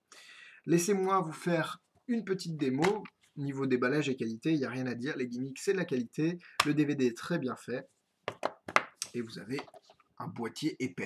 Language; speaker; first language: French; native; French